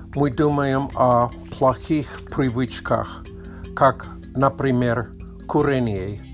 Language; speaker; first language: Russian; non-native, learner; English